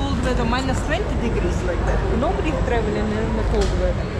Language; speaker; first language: English; non-native, learner; Russian